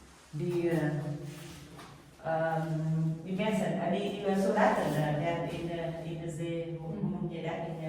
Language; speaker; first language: Dutch; non-native, learner; Vietnamese